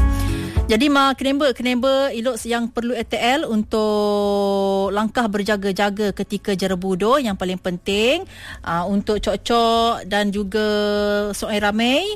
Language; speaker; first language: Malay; non-native, local second language; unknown